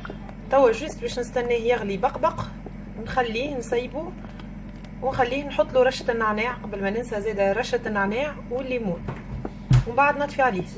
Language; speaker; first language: Arabic; native; Arabic